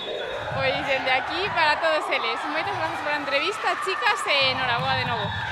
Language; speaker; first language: Galician; native; Galician